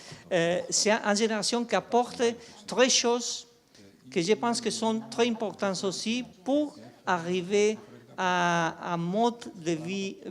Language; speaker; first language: French; non-native, fluent; Spanish